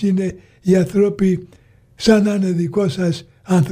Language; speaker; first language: Greek; early bilingual, heritage; Greek